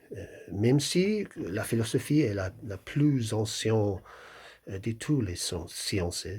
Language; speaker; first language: French; non-native, fluent; English